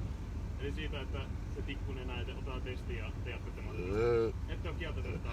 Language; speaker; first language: Finnish; native; Finnish